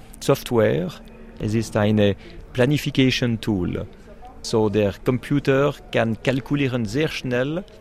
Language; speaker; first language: German; non-native, local second language; French